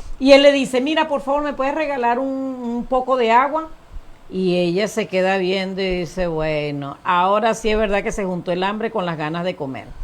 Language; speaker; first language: Spanish; native; Spanish